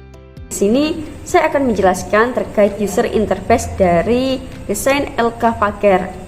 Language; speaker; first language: Indonesian; native; Indonesian